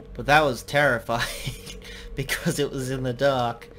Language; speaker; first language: English; native; English